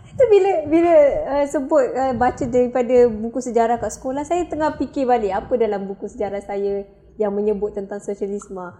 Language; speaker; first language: Malay; native; Malay